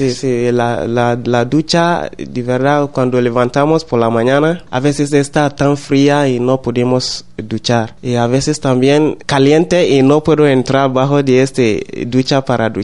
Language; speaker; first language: Spanish; non-native, learner; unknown